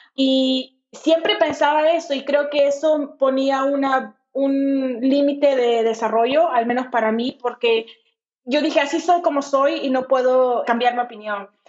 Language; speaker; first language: Spanish; native; Spanish